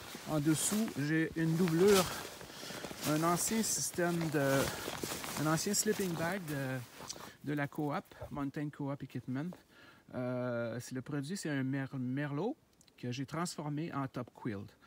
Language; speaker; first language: French; native; French